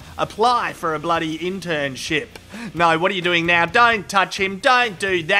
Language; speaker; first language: English; native; English